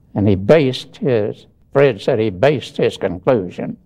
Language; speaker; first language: English; native; English